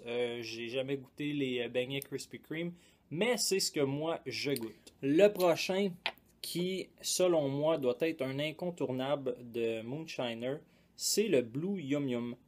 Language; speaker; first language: French; native; French